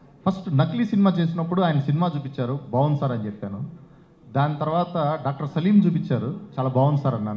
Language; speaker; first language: Telugu; native; Telugu